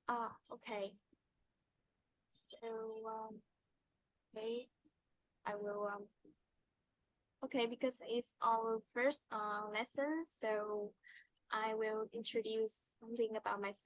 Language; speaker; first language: English; non-native, fluent; Vietnamese